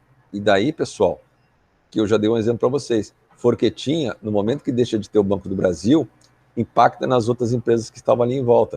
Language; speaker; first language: Portuguese; native; Portuguese